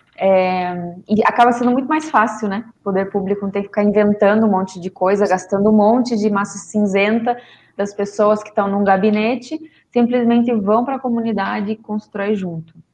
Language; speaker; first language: Portuguese; non-native, fluent; Spanish